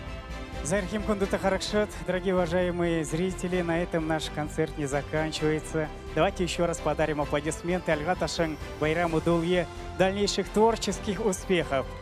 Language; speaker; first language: Russian; native; Russian